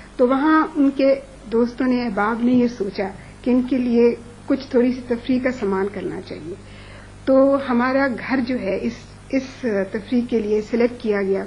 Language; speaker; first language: Urdu; non-native, local second language; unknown